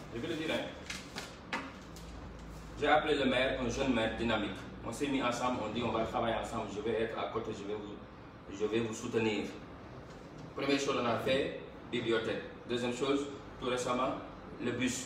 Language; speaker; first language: French; non-native, local second language; Wolof